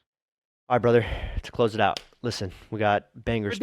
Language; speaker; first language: English; native; English